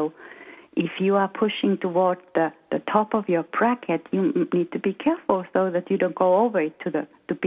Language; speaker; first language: English; non-native, fluent; Finnish